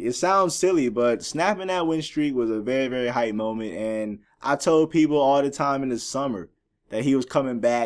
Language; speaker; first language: English; native; English